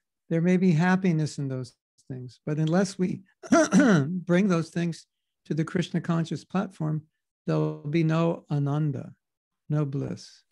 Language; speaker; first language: English; native; English